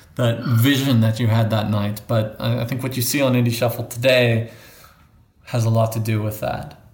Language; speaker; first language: English; native; English